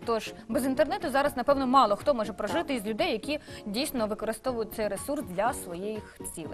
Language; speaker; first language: Ukrainian; native; Ukrainian